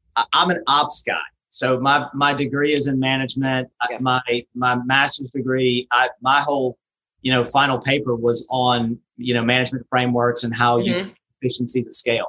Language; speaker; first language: English; native; English